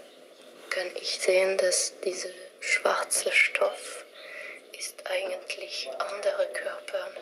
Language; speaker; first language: German; non-native, learner; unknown